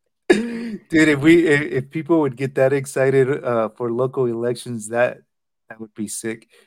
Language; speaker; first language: English; early bilingual, other home language; Spanish